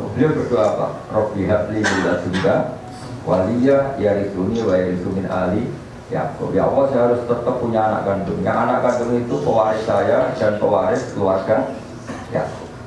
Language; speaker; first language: Malay; non-native, local second language; Javanese